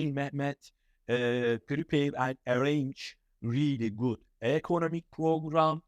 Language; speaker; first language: English; non-native, fluent; Turkish